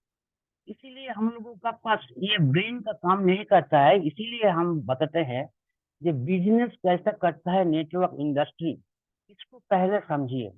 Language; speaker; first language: Hindi; non-native, local second language; Bangla